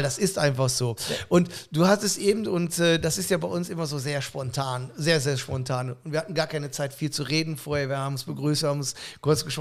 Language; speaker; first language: German; native; German